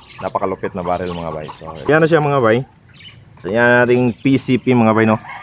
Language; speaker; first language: Filipino; non-native, local second language; Cebuano